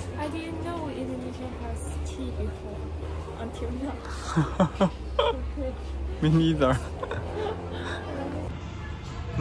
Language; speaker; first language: English; non-native, learner; Chinese